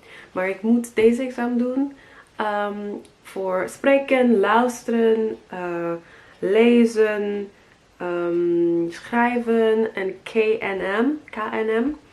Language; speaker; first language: Dutch; non-native, learner; English